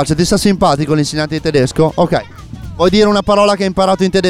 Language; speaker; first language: Italian; native; Italian